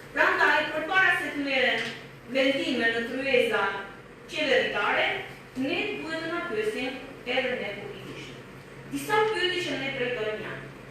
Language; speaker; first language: Albanian; native; Albanian